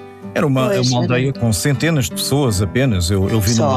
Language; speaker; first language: Portuguese; native; Portuguese